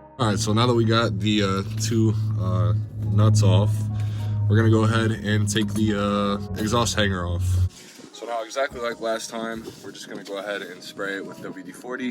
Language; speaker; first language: English; native; English